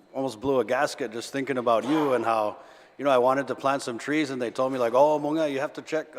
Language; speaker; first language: English; early bilingual, other home language; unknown